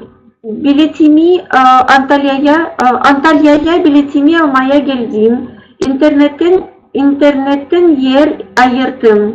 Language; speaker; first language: Turkish; non-native, learner; Russian